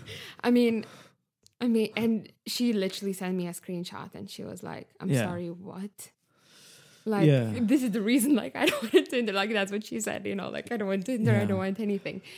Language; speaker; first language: English; non-native, fluent; Lithuanian